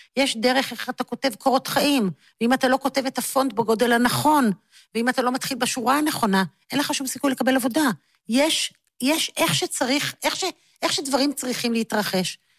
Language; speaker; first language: Hebrew; native; Hebrew